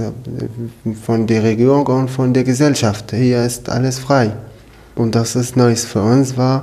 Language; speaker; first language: German; non-native, learner; Arabic